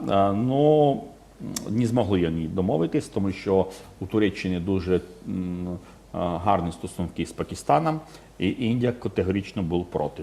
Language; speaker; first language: Ukrainian; non-native, fluent; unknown